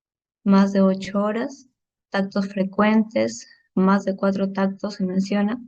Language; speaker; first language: Spanish; native; Spanish